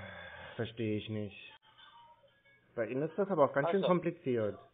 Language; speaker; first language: German; native; German